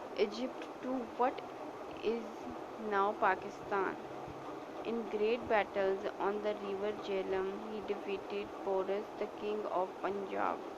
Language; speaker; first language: English; non-native, local second language; Urdu